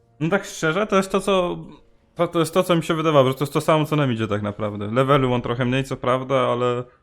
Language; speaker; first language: Polish; native; Polish